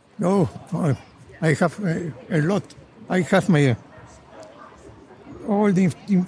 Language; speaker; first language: English; non-native, learner; Spanish